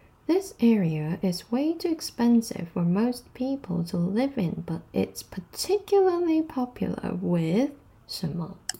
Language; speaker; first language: English; non-native, fluent; Chinese